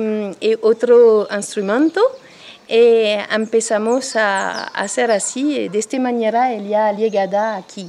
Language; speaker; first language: Spanish; non-native, learner; French